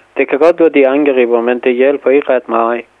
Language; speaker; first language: Danish; non-native, fluent; Persian